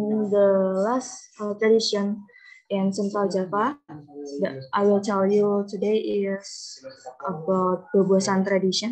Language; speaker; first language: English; non-native, learner; Indonesian